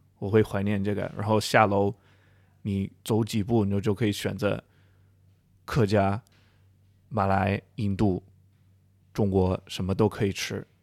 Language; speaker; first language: Chinese; native; Chinese